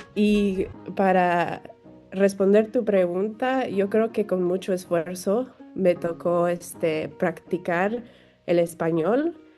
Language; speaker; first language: Spanish; early bilingual, heritage; Spanish